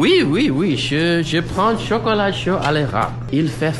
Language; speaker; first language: French; non-native, learner; English